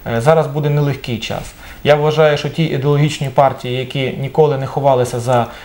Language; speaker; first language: Ukrainian; native; Ukrainian